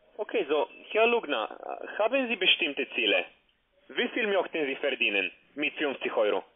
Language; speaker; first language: German; non-native, learner; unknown